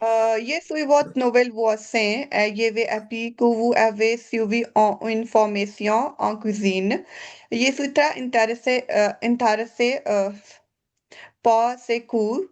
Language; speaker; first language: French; non-native, learner; Punjabi